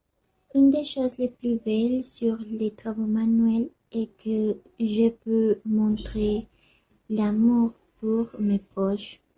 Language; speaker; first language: French; non-native, learner; Spanish